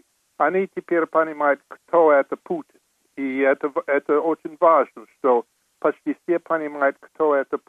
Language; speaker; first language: Russian; non-native, fluent; English